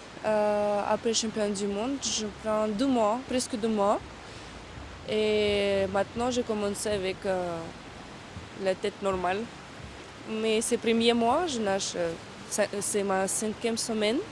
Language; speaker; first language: French; non-native, learner; Russian